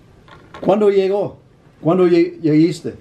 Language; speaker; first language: Spanish; non-native, learner; English